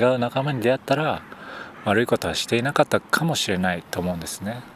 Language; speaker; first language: Japanese; native; Japanese